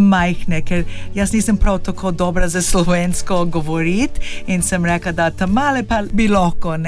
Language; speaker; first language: Slovenian; early bilingual, heritage; Slovenian